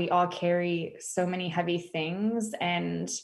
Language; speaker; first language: English; native; English